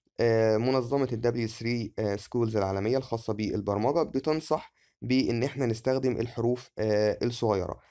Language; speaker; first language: Arabic; native; Arabic